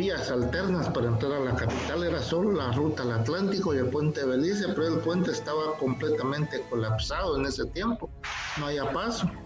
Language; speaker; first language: Spanish; native; Spanish